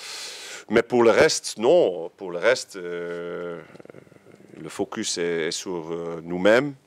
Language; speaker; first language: French; non-native, local second language; Dutch